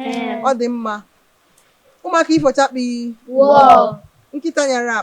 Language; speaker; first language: Igbo; native; Igbo